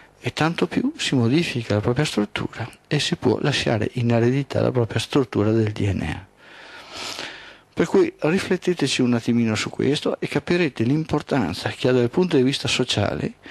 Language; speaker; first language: Italian; native; Italian